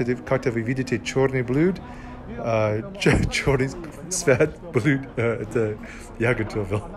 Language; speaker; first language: Russian; non-native, learner; English